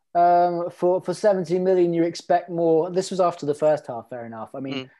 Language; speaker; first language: English; early bilingual, other home language; Norwegian